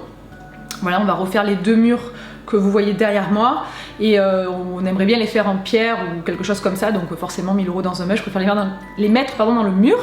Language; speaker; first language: French; native; French